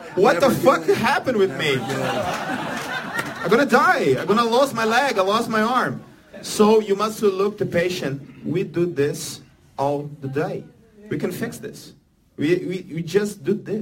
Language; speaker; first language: English; non-native, learner; Portuguese